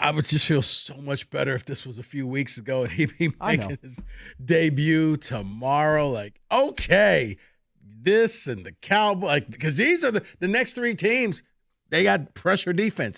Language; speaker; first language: English; native; English